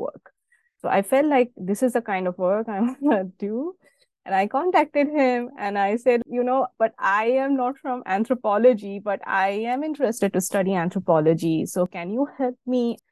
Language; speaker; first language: English; non-native, local second language; Bangla